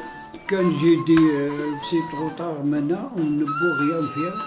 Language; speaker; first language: French; non-native, local second language; Arabic